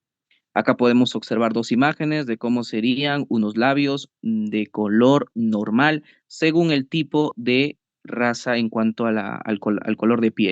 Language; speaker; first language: Spanish; native; Spanish